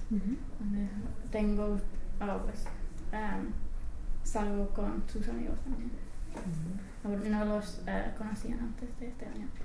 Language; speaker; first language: Spanish; non-native, fluent; English